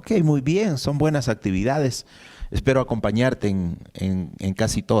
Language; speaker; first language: Spanish; native; Spanish